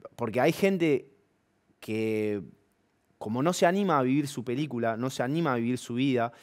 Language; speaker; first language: Spanish; native; Spanish